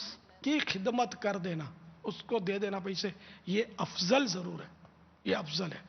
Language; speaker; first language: Urdu; native; Urdu